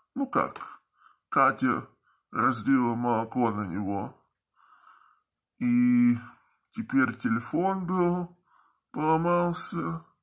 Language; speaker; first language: Russian; early bilingual, heritage; Russian